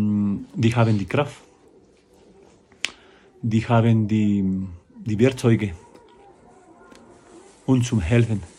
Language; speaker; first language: German; non-native, learner; Spanish